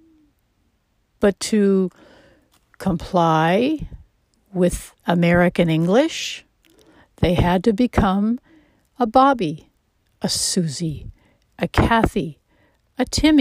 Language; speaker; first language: English; native; English